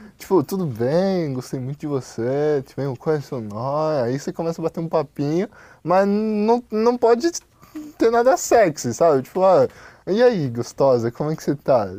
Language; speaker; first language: Portuguese; non-native, fluent; Chinese